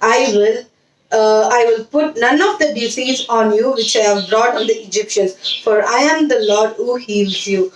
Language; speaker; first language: English; non-native, local second language; Tamil